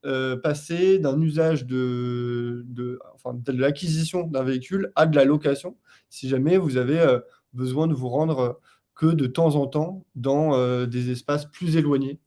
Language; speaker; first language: French; native; French